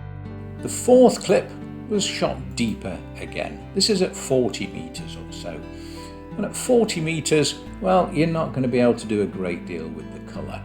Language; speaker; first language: English; native; English